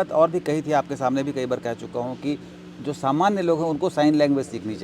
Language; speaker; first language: Hindi; native; Hindi